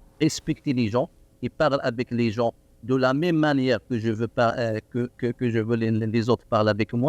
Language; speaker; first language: French; non-native, learner; Arabic